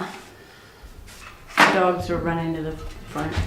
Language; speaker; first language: English; native; English